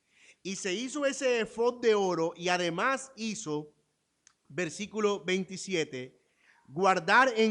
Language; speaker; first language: Spanish; native; Spanish